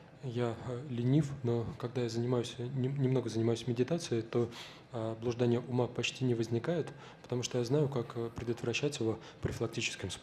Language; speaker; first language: Russian; native; Russian